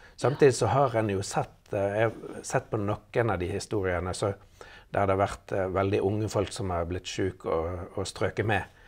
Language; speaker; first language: Norwegian; native; Norwegian